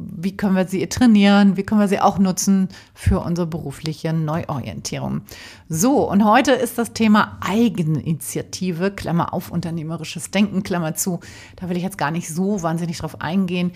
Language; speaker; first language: German; native; German